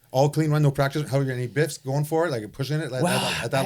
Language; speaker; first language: English; native; English